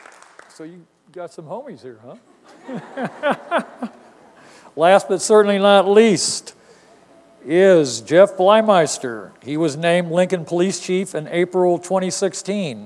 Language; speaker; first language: English; native; English